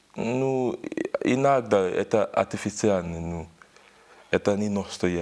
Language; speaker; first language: Russian; non-native, learner; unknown